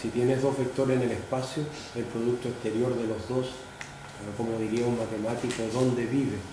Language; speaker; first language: Spanish; native; Spanish